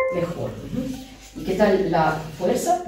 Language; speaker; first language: Spanish; non-native, fluent; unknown